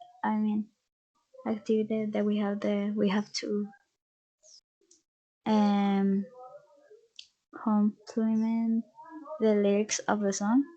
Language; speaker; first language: English; non-native, fluent; Spanish